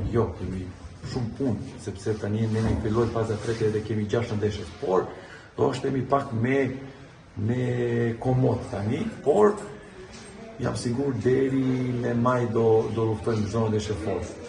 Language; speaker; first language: Albanian; non-native, fluent; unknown